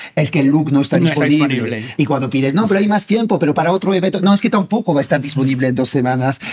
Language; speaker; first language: Spanish; non-native, fluent; French